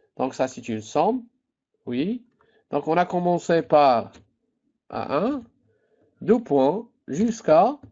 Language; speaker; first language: French; non-native, local second language; Arabic